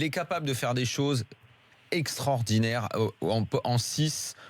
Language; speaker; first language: French; native; French